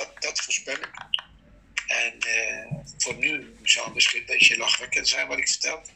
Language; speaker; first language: Dutch; non-native, fluent; Persian